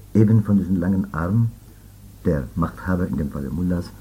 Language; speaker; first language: German; non-native, fluent; Persian